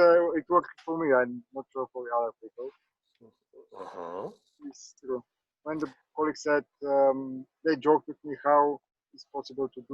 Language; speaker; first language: English; non-native, learner; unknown